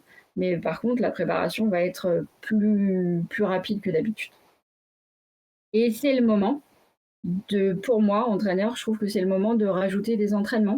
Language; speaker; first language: French; native; French